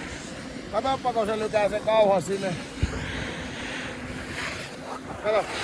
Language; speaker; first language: Finnish; native; Finnish